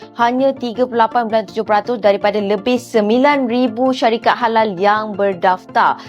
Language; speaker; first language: Malay; native; Malay